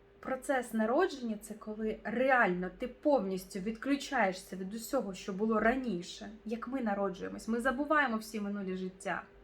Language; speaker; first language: Ukrainian; non-native, local second language; Russian